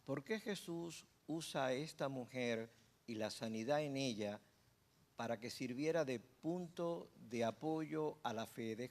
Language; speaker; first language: Spanish; native; Spanish